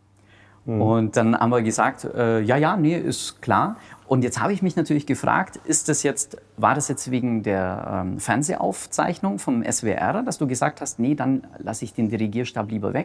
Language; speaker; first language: German; native; German